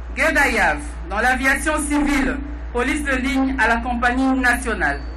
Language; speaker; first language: French; non-native, local second language; Lingala